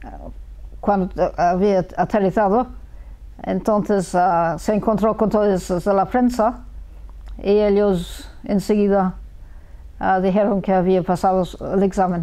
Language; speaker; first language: Spanish; early bilingual, heritage; Spanish